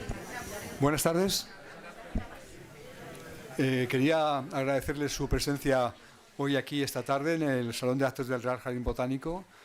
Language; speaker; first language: Spanish; native; Spanish